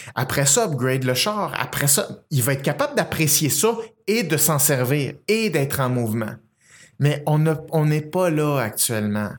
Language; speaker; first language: French; native; French